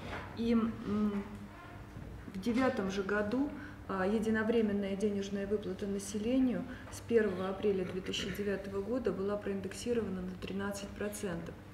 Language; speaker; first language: Russian; native; Russian